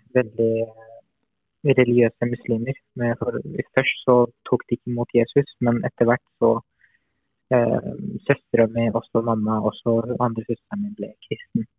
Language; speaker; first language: Norwegian; non-native, fluent; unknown